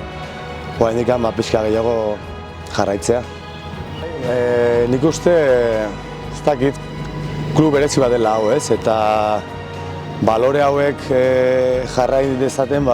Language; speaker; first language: Basque; non-native, local second language; Spanish